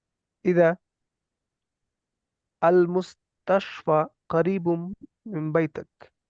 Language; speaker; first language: Arabic; non-native, learner; Urdu